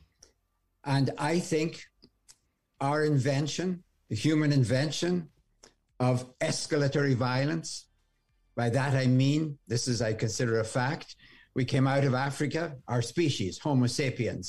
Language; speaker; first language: English; native; English